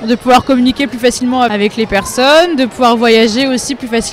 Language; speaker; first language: French; non-native, fluent; Arabic